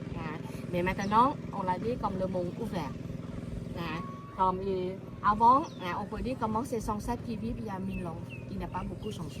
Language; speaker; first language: French; non-native, learner; Thai